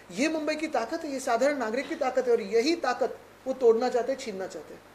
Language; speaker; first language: Hindi; non-native, local second language; Marathi